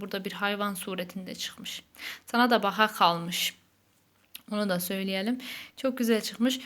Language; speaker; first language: Turkish; native; Turkish